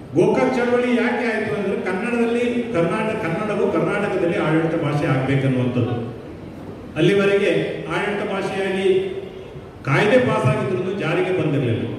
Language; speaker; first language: Kannada; native; Kannada